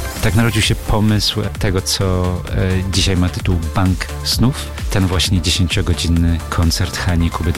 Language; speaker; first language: Polish; native; Polish